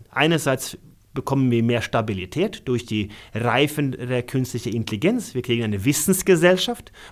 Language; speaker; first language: German; non-native, fluent; Norwegian